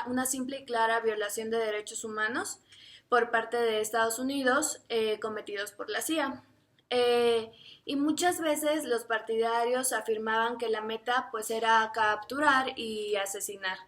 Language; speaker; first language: Spanish; native; Spanish